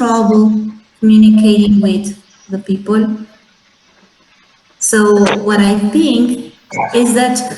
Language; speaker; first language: English; non-native, fluent; Spanish